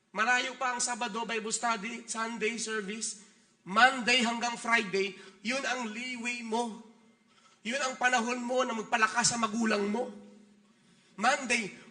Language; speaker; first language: Filipino; non-native, local second language; Hiligaynon